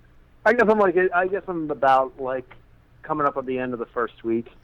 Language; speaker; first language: English; native; English